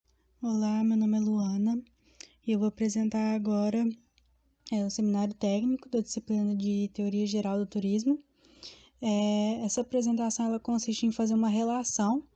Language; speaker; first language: Portuguese; native; Portuguese